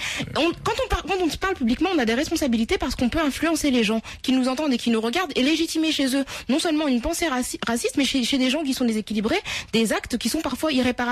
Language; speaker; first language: French; native; French